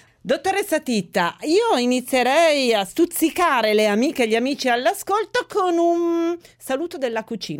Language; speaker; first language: Italian; native; Italian